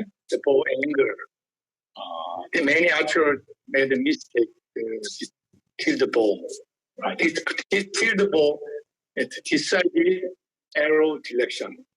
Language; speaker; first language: English; non-native, learner; Korean